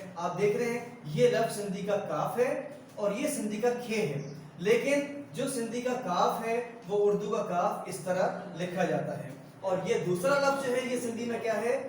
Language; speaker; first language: Urdu; native; Urdu